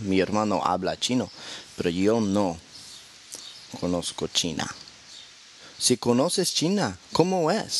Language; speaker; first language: Spanish; non-native, fluent; English